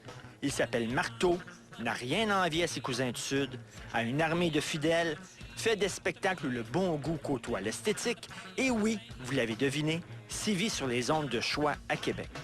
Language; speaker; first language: French; native; French